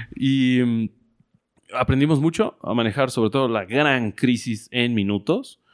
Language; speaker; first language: Spanish; non-native, learner; English